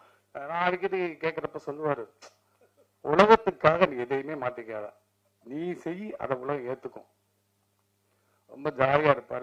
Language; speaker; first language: Tamil; native; Tamil